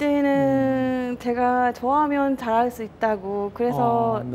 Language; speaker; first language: Korean; non-native, fluent; Japanese